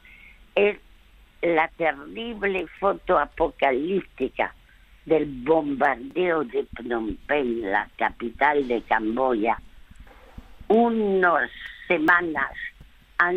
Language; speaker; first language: Spanish; early bilingual, other home language; French